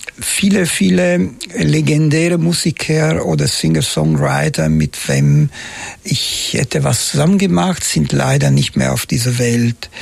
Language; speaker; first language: German; non-native, local second language; Italian